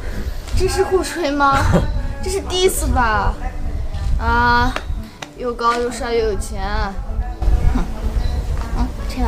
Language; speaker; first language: Chinese; native; Chinese